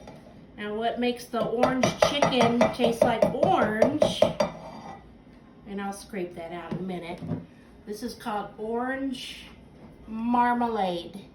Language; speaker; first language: English; native; English